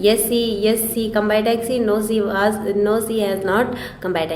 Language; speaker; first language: English; non-native, learner; Hindi